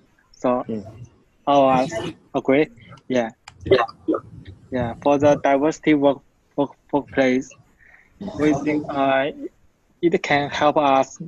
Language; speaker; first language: English; non-native, fluent; Chinese